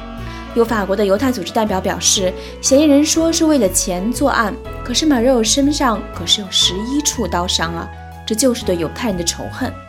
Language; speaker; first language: Chinese; native; Chinese